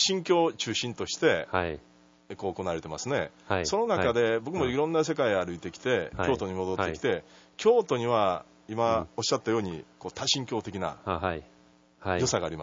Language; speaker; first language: Japanese; native; Japanese